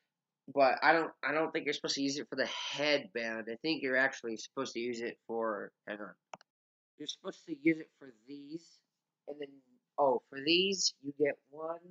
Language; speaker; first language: English; native; English